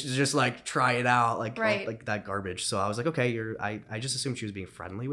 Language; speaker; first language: English; early bilingual, other home language; Romanian